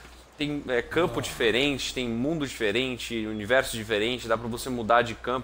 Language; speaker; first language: Portuguese; native; Portuguese